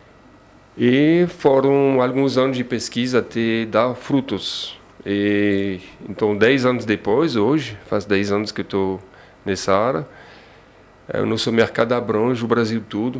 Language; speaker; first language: Portuguese; non-native, fluent; French